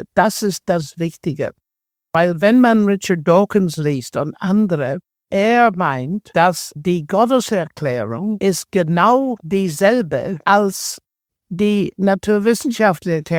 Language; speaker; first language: German; non-native, fluent; English